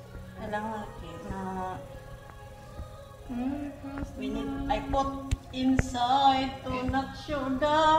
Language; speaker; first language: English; non-native, learner; Filipino